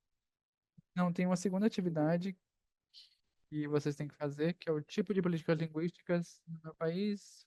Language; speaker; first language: Portuguese; non-native, fluent; Spanish